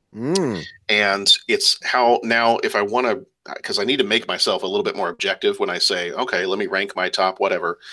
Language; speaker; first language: English; native; English